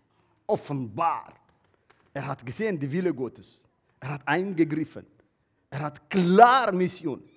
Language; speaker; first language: German; non-native, learner; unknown